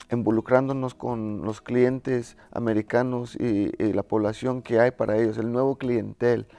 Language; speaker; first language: Spanish; early bilingual, heritage; Spanish